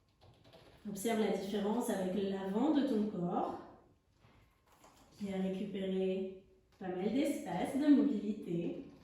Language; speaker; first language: French; native; French